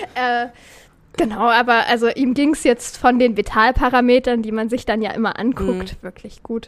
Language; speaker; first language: German; native; German